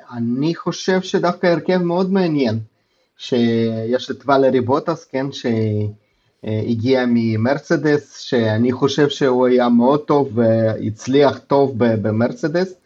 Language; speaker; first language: Hebrew; non-native, fluent; Russian